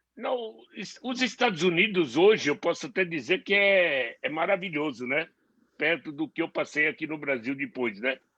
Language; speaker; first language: Portuguese; non-native, fluent; Hebrew